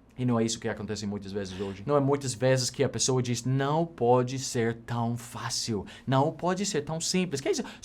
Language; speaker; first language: Portuguese; non-native, fluent; English